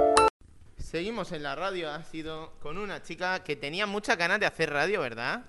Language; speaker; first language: Spanish; native; Spanish